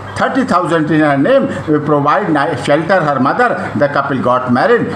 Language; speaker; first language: English; non-native, local second language; Hindi